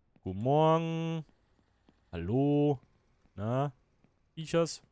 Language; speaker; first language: German; native; German